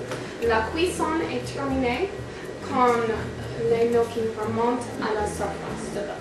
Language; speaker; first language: French; non-native, learner; English